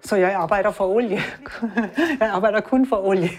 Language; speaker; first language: Danish; non-native, learner; German